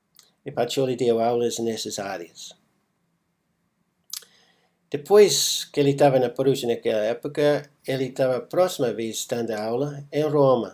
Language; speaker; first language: Portuguese; non-native, fluent; English